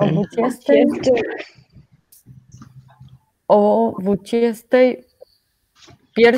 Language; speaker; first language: Polish; non-native, learner; Spanish